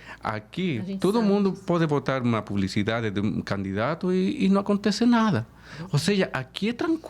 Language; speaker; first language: Portuguese; non-native, fluent; Spanish